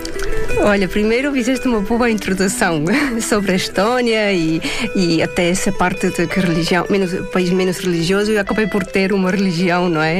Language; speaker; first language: Portuguese; non-native, fluent; Estonian